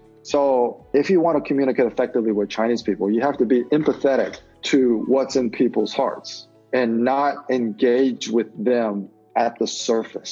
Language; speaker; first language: English; native; English